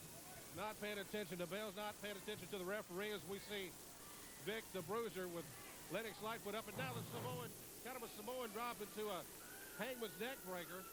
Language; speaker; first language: English; native; English